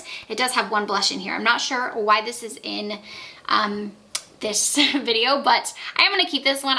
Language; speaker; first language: English; native; English